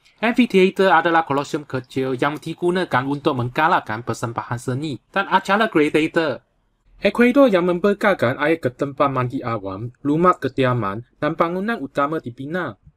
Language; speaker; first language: Malay; non-native, local second language; Chinese